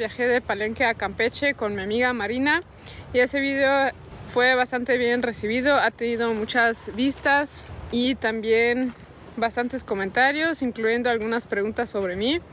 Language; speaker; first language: Spanish; early bilingual, heritage; Spanish